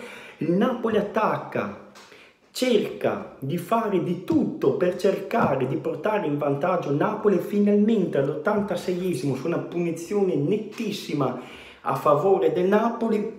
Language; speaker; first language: Italian; native; Italian